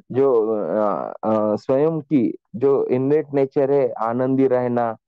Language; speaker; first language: Hindi; non-native, local second language; Marathi